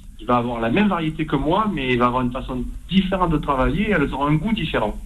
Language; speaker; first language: French; native; French